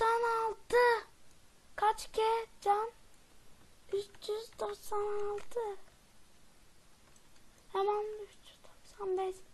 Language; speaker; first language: Turkish; native; Turkish